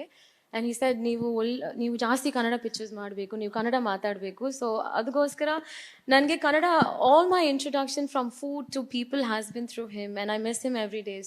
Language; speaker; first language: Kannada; non-native, learner; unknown